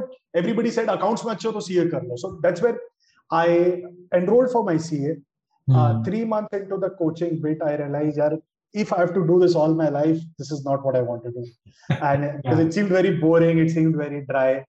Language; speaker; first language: English; non-native, local second language; Hindi